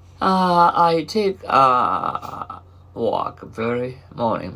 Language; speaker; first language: English; non-native, learner; Japanese